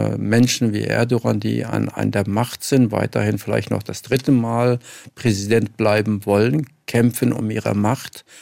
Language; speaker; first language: German; early bilingual, other home language; Kurdish